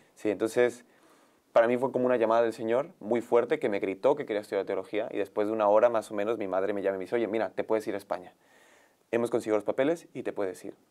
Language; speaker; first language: Spanish; native; Spanish